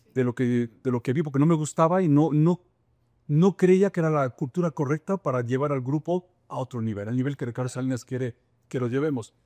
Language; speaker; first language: Spanish; non-native, fluent; French